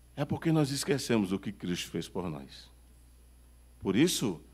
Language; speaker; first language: Portuguese; native; Portuguese